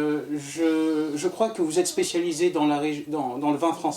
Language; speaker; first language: French; native; French